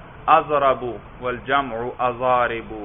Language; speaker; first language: Arabic; non-native, fluent; Urdu